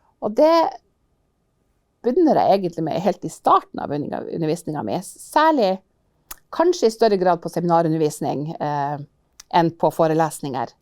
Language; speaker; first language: Norwegian; native; Norwegian